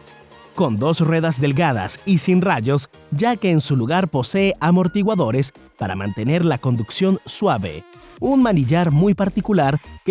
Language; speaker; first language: Spanish; native; Spanish